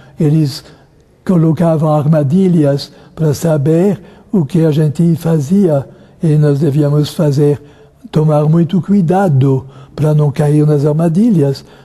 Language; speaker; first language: Portuguese; non-native, fluent; French